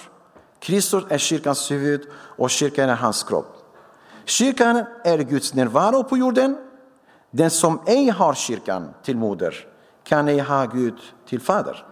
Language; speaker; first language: Swedish; non-native, fluent; Syriac